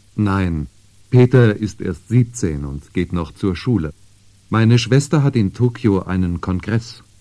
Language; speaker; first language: German; native; German